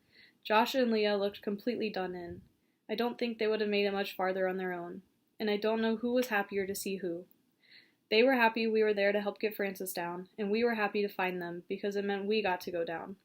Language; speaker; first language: English; native; English